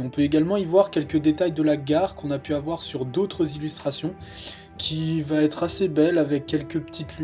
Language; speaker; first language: French; native; French